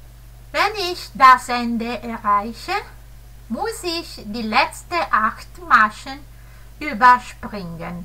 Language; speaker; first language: German; non-native, fluent; Italian